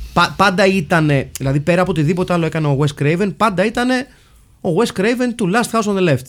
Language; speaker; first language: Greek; early bilingual, heritage; Greek